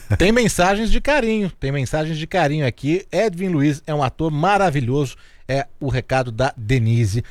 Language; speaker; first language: Portuguese; native; Portuguese